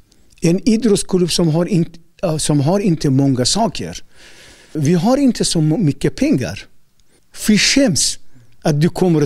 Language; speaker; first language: Swedish; non-native, learner; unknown